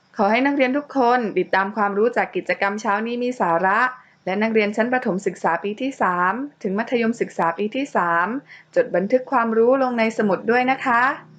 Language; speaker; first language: Thai; native; Thai